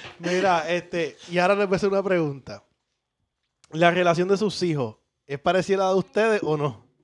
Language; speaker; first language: Spanish; native; Spanish